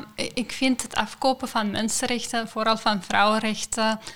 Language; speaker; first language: Dutch; non-native, fluent; Persian